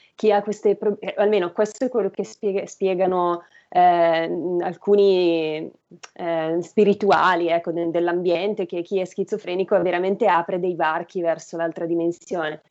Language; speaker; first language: Italian; native; Italian